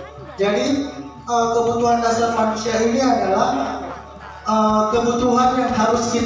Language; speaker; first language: Indonesian; native; Indonesian